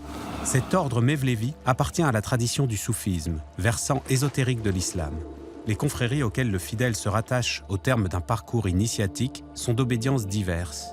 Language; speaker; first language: French; native; French